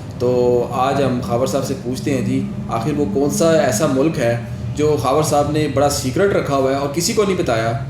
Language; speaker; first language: Urdu; non-native, local second language; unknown